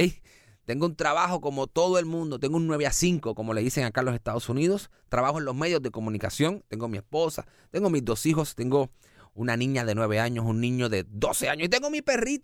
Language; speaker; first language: Spanish; native; Spanish